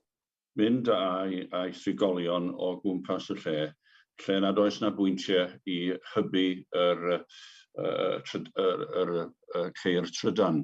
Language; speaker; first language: Welsh; native; Welsh